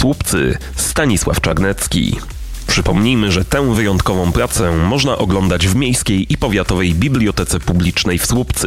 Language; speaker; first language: Polish; native; Polish